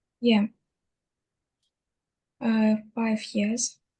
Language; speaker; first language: English; non-native, learner; Russian